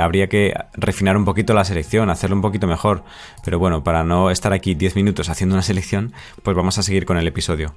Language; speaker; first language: Spanish; native; Spanish